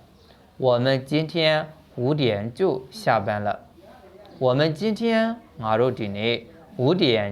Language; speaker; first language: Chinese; non-native, fluent; Burmese